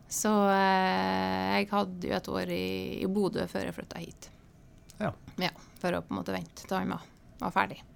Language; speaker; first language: Norwegian; native; Norwegian